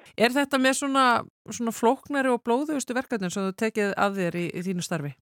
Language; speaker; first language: Icelandic; native; Icelandic